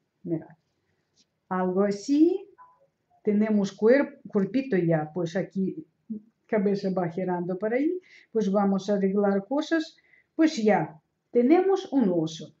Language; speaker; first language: Spanish; non-native, learner; Russian